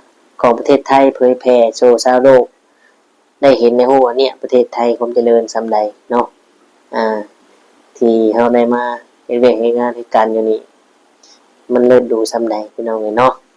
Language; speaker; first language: Thai; non-native, local second language; Northeastern Thai